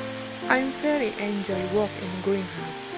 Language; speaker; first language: English; non-native, learner; Indonesian